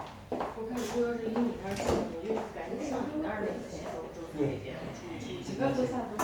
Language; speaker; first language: Chinese; native; Chinese